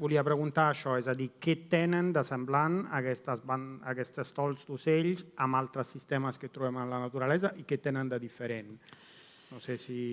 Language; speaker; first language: Catalan; non-native, fluent; Italian